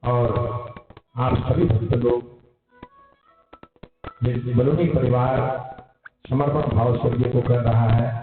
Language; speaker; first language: Hindi; native; Hindi